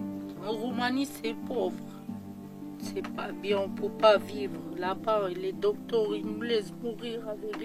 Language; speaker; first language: French; non-native, learner; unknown